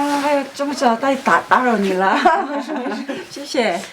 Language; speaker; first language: Chinese; non-native, fluent; Korean